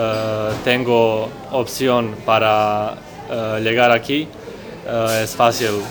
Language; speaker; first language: Spanish; non-native, learner; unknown